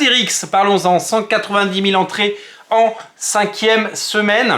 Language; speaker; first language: French; native; French